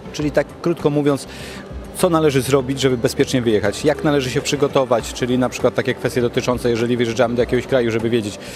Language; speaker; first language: Polish; native; Polish